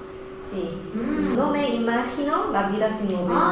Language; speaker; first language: Spanish; non-native, learner; Korean